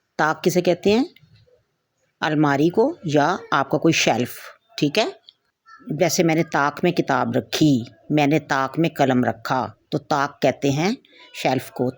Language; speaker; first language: Urdu; native; Urdu